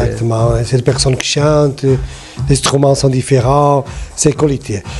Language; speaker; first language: French; non-native, learner; Portuguese